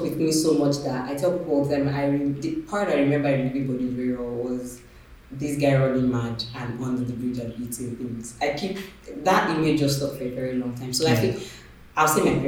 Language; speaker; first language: English; non-native, local second language; Yoruba